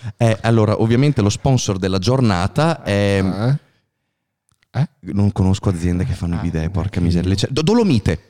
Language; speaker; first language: Italian; native; Italian